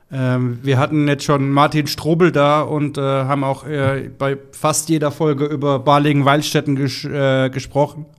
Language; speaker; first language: German; native; German